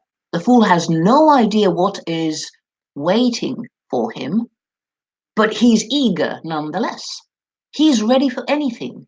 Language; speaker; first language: English; non-native, fluent; Finnish